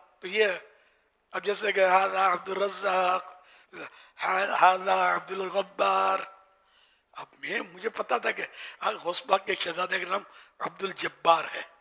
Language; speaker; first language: Urdu; native; Urdu